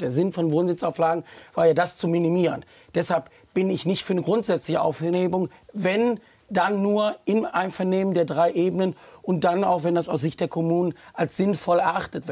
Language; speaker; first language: German; native; German